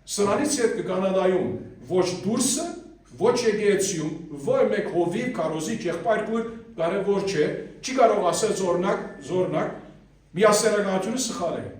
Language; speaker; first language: Armenian; early bilingual, heritage; Armenian